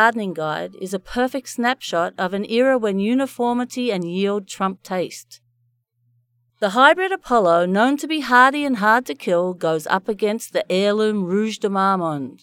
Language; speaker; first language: English; native; English